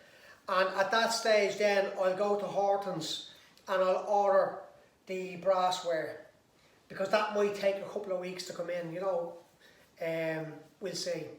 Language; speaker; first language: English; native; English